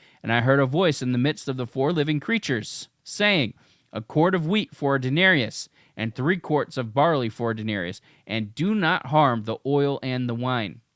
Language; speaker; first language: English; native; English